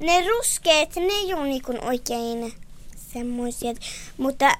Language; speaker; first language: Finnish; early bilingual, heritage; Finnish